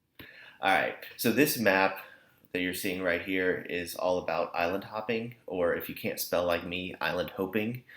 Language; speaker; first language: English; native; English